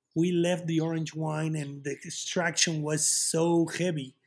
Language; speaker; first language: English; non-native, fluent; Spanish